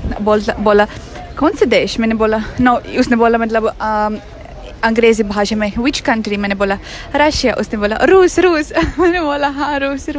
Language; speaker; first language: Hindi; non-native, fluent; Russian